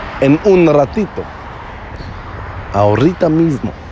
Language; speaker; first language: Spanish; non-native, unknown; Hebrew